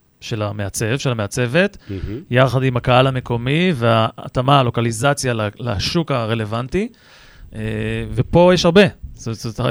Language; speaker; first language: Hebrew; native; Hebrew